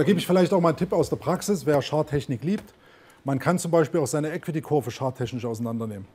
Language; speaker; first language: German; native; German